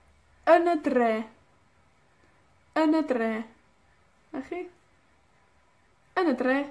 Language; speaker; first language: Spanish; non-native, fluent; Welsh